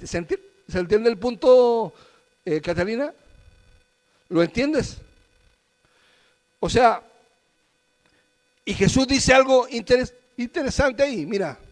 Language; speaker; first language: Spanish; native; Spanish